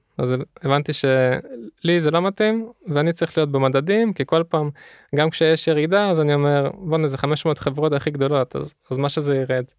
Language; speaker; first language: Hebrew; early bilingual, other home language; Russian